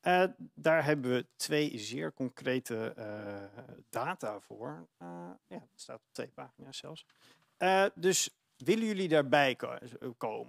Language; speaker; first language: Dutch; native; Dutch